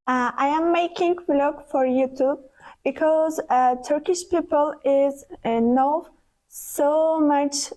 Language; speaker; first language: English; non-native, learner; Turkish